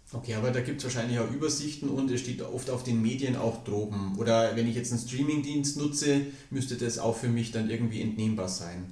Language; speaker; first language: German; native; German